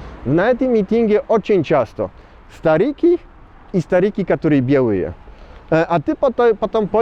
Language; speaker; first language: Russian; non-native, learner; Polish